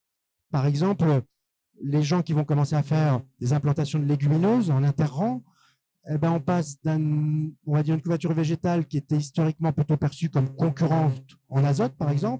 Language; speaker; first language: French; native; French